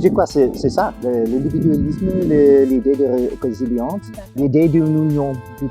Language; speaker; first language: French; non-native, fluent; English